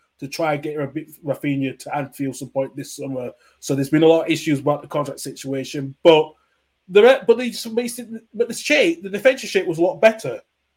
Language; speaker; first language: English; native; English